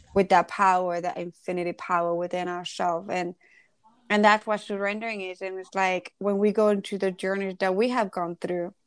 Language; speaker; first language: English; non-native, fluent; Spanish